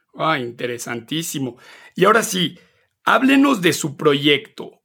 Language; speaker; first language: Spanish; native; Spanish